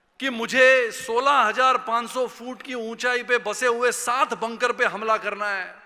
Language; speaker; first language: Hindi; non-native, local second language; Marathi